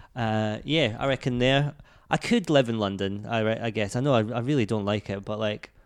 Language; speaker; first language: English; native; English